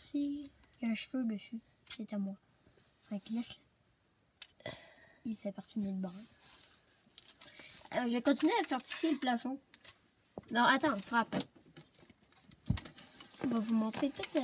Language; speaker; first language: French; native; French